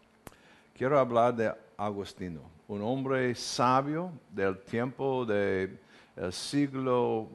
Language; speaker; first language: Spanish; non-native, fluent; English